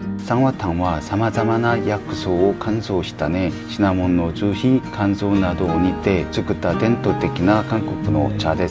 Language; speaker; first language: Japanese; non-native, learner; Korean